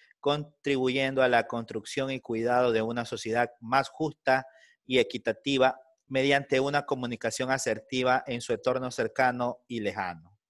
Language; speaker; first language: Spanish; native; Spanish